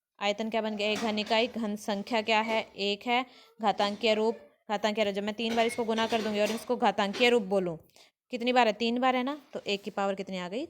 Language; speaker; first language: Hindi; native; Hindi